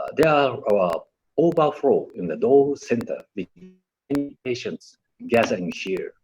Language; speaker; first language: English; non-native, learner; Japanese